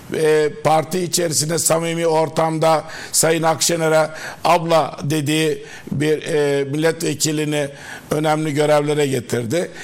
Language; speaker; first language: Turkish; native; Turkish